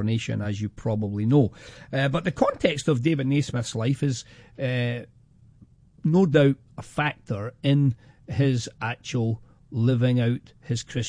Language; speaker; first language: English; native; English